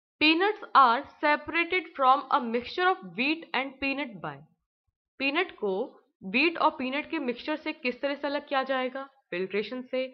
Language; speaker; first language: Hindi; native; Hindi